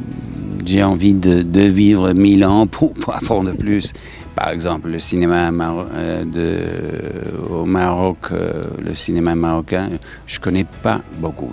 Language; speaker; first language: French; non-native, fluent; English